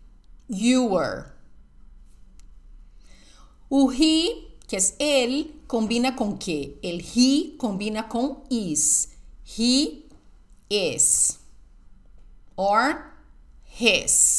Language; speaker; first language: Spanish; non-native, fluent; Portuguese